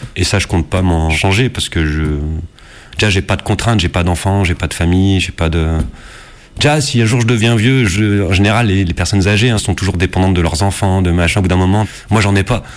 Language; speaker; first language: French; native; French